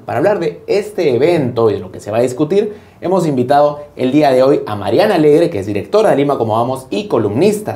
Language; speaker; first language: Spanish; native; Spanish